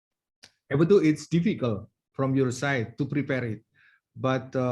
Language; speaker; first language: English; non-native, learner; Indonesian